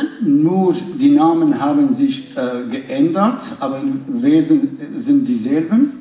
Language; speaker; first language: German; non-native, fluent; Kurdish